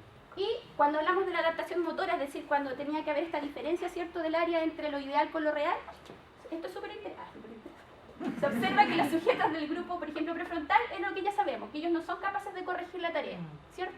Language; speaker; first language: Spanish; native; Spanish